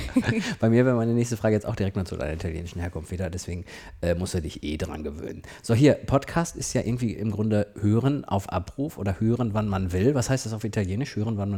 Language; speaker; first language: German; native; German